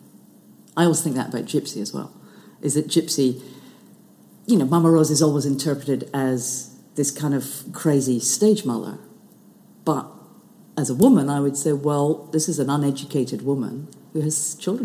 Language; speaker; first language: English; native; English